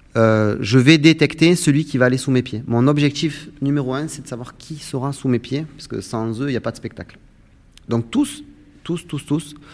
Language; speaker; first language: French; native; French